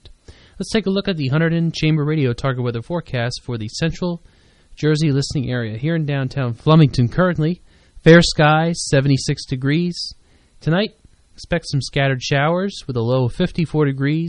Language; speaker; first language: English; native; English